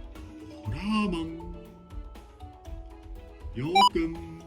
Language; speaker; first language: Japanese; native; Japanese